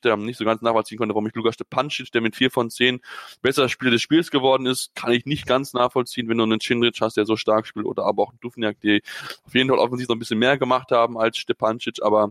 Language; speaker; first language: German; native; German